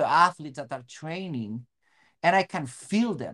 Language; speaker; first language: English; non-native, fluent; Spanish